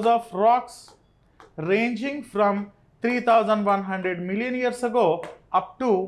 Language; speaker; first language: English; non-native, local second language; Telugu